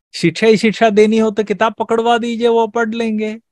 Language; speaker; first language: Hindi; non-native, local second language; Malayalam